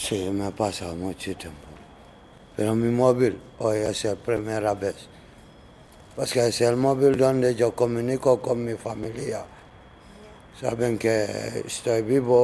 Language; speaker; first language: Spanish; non-native, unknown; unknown